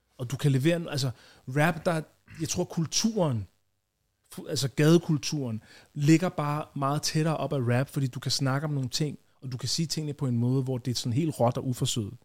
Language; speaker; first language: Danish; early bilingual, other home language; Ganda